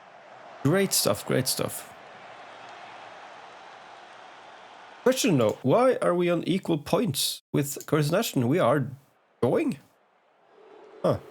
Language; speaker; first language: English; non-native, fluent; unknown